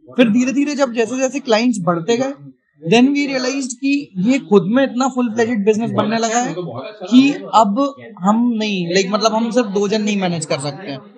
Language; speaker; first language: Hindi; native; Hindi